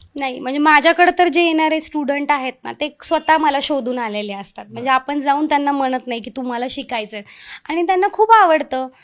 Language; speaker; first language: Marathi; non-native, local second language; Hindi